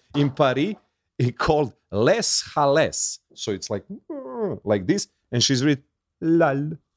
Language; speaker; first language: English; non-native, learner; Serbian